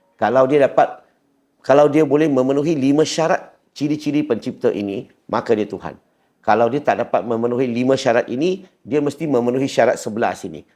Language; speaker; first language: Malay; non-native, local second language; Chinese